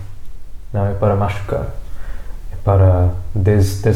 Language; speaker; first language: Portuguese; non-native, fluent; English